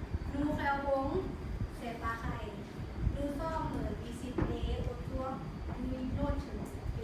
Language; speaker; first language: French; non-native, learner; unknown